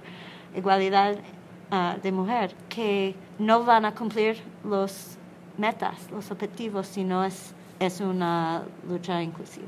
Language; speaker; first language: Spanish; non-native, learner; English